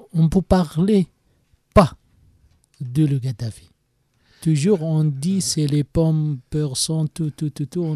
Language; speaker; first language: French; non-native, learner; Arabic